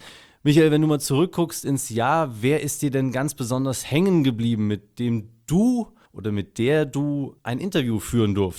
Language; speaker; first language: German; native; German